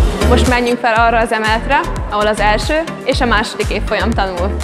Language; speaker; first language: Hungarian; native; Hungarian